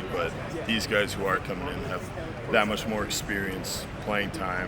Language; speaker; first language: English; native; English